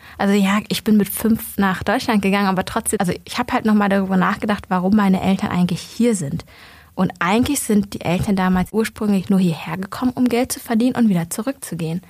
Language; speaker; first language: German; early bilingual, other home language; Vietnamese